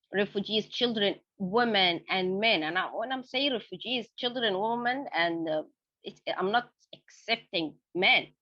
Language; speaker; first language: English; non-native, fluent; Arabic